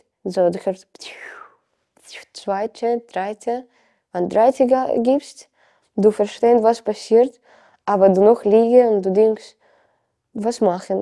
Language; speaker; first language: German; non-native, learner; Ukrainian